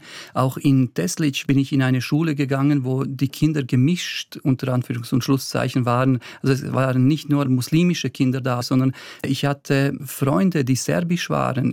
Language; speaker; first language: German; early bilingual, other home language; Bosnian